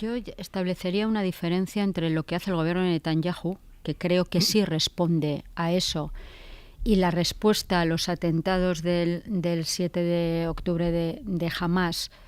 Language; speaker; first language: Spanish; native; Spanish